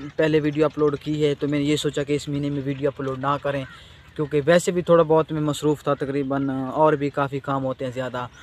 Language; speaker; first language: Urdu; non-native, local second language; Saraiki